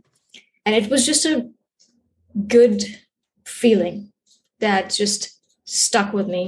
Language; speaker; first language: English; non-native, local second language; Hindi